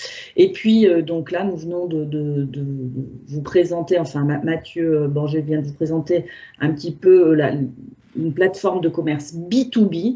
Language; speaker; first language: French; native; French